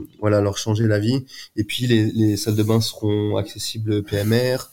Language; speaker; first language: French; native; French